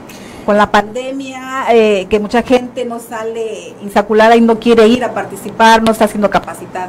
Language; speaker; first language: Spanish; native; Spanish